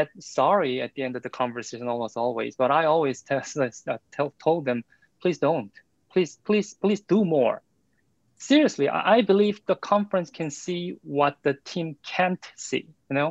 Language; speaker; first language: English; non-native, fluent; Korean